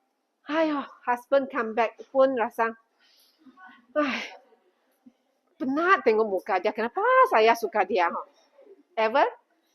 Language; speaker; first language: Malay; non-native, local second language; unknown